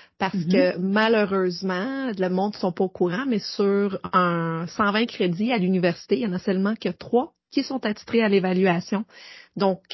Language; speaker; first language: French; native; French